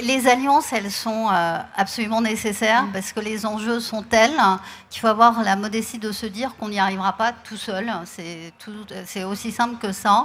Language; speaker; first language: French; native; French